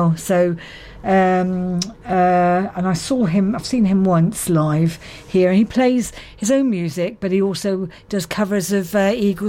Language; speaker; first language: English; native; English